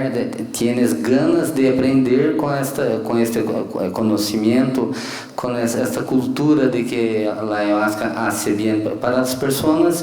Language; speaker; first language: Spanish; non-native, fluent; Portuguese